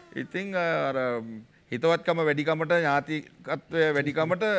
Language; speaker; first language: Sinhala; native; Sinhala